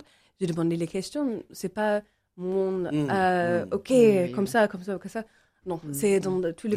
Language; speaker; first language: French; non-native, learner; English